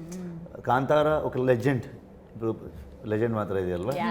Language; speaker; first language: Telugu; non-native, learner; Kannada